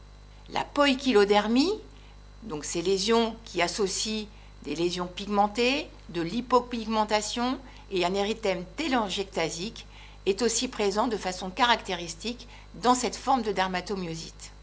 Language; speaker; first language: French; native; French